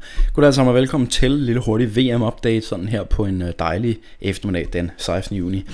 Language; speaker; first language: Danish; native; Danish